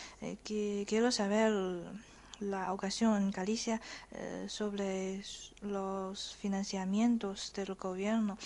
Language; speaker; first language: Spanish; non-native, fluent; Chinese